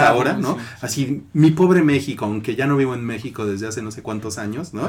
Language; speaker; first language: Spanish; native; Spanish